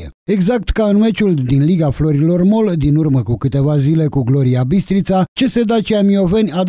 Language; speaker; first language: Romanian; native; Romanian